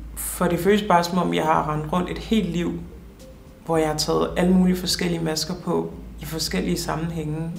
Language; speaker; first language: Danish; early bilingual, other home language; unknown